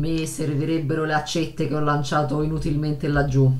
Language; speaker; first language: Italian; native; Italian